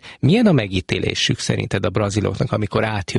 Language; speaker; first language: Hungarian; native; Hungarian